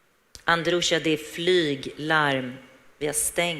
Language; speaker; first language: Swedish; native; Swedish